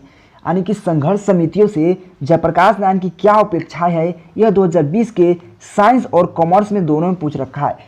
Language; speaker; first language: Hindi; native; Hindi